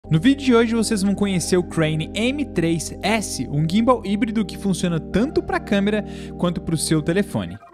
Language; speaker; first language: Portuguese; native; Portuguese